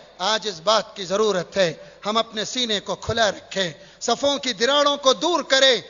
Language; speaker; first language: Urdu; native; Urdu